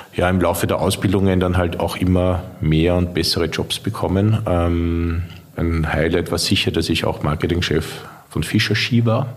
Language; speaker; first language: German; native; German